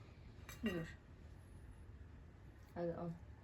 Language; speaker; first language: Turkish; non-native, learner; Arabic